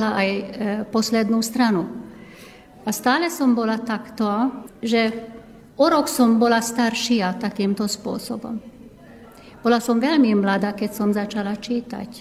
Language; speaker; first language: Slovak; non-native, local second language; Hungarian